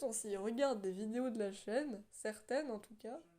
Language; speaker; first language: French; native; French